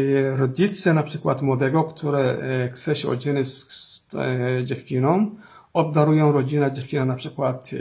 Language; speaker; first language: Polish; non-native, fluent; Somali